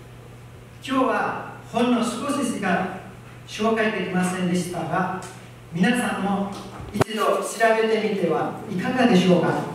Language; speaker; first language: Japanese; non-native, learner; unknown